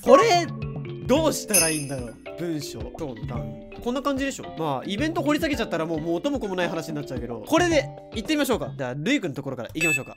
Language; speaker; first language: Japanese; native; Japanese